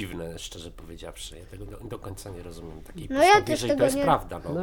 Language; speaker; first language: Polish; native; Polish